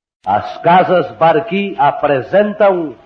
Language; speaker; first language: Portuguese; native; Portuguese